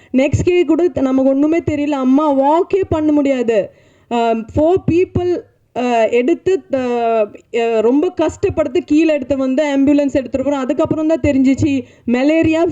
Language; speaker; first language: Tamil; non-native, fluent; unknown